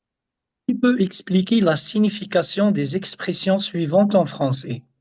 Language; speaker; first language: French; non-native, learner; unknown